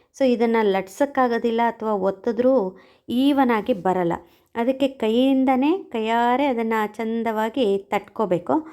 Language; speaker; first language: Kannada; non-native, local second language; Konkani